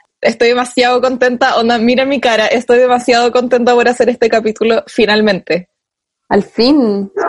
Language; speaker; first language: Spanish; native; Spanish